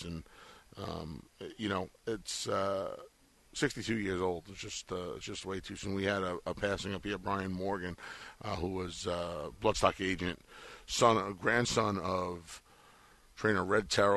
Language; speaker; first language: English; native; English